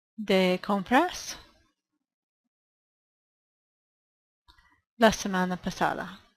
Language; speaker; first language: Spanish; non-native, fluent; English